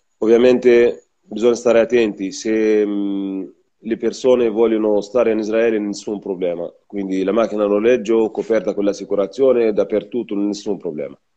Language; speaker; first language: Italian; non-native, fluent; Arabic